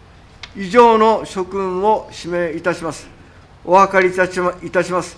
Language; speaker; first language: Japanese; native; Japanese